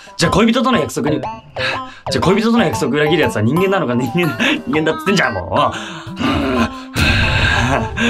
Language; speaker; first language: Japanese; native; Japanese